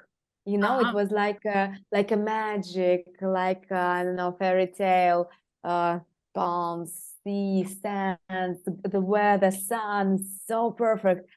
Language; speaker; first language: English; non-native, fluent; Russian